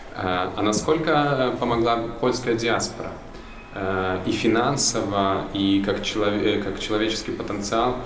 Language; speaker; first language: Russian; native; Russian